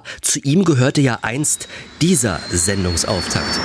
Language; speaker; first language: German; native; German